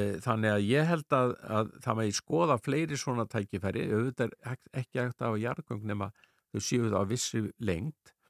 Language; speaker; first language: Icelandic; native; Icelandic